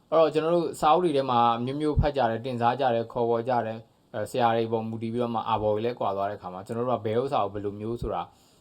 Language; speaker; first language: Burmese; native; Burmese